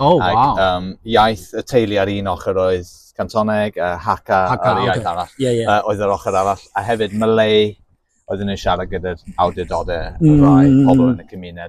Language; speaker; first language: Welsh; non-native, local second language; English